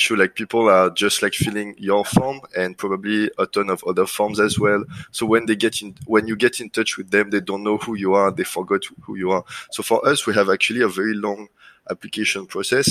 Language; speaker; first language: English; non-native, fluent; French